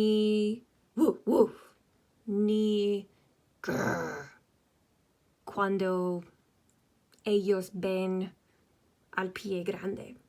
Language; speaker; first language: Spanish; non-native, fluent; English